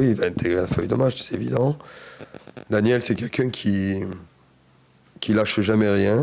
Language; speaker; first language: French; native; French